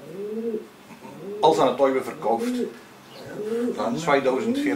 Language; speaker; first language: German; non-native, learner; Dutch